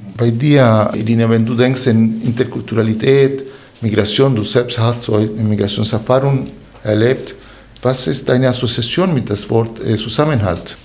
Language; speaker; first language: German; non-native, fluent; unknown